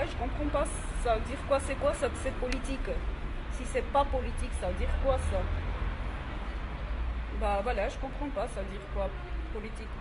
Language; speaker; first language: French; non-native, learner; Armenian